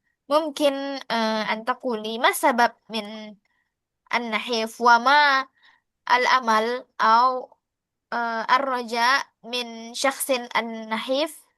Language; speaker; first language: Arabic; non-native, fluent; Indonesian